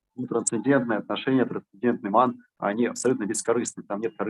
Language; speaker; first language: Russian; native; Russian